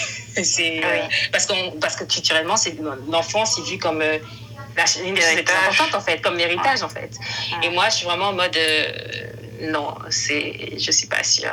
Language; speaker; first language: French; native; French